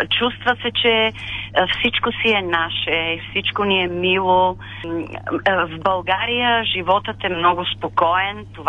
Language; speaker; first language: Bulgarian; native; Bulgarian